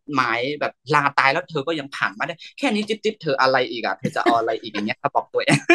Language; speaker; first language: Thai; non-native, fluent; Burmese